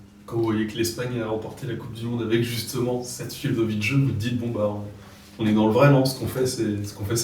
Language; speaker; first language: French; native; French